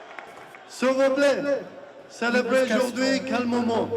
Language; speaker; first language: French; non-native, learner; Arabic